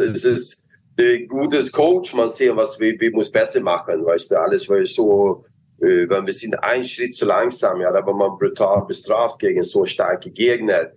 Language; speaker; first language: German; non-native, fluent; Swedish